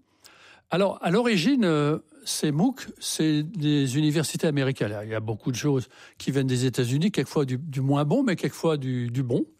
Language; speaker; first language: French; native; French